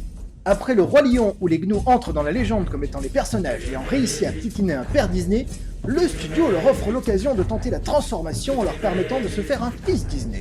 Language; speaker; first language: French; native; French